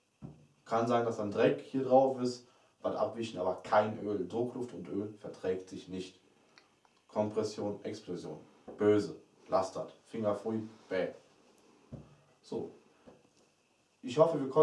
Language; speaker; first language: German; native; German